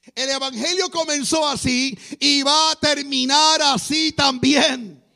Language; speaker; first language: Spanish; native; Spanish